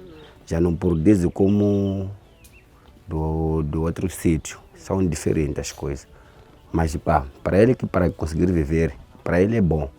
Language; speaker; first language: Portuguese; non-native, local second language; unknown